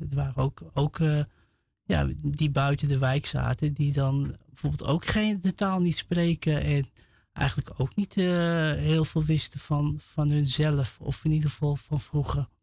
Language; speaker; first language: Dutch; native; Dutch